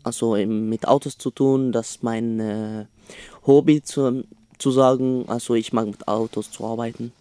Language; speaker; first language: German; non-native, learner; Arabic